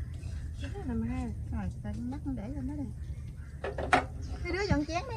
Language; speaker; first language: Vietnamese; native; Vietnamese